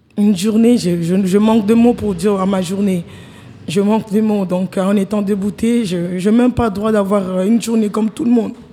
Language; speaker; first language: French; non-native, local second language; Lingala